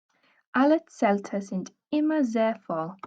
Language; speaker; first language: German; non-native, fluent; English